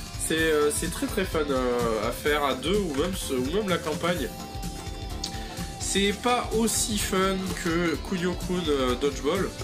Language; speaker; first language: French; native; French